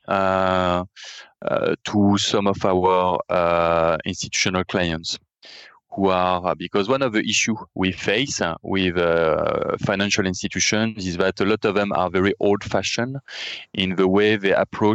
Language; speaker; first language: English; non-native, fluent; French